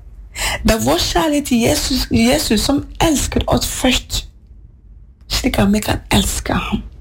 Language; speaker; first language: Norwegian; non-native, fluent; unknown